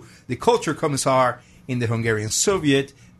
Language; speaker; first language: English; non-native, fluent; Spanish